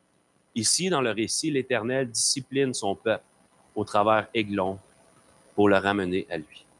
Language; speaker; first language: French; native; French